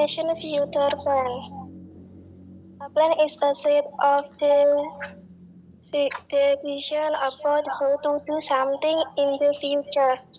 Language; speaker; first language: English; non-native, learner; Indonesian